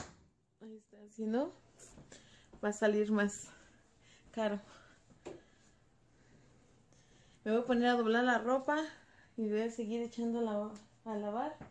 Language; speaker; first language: Spanish; native; Spanish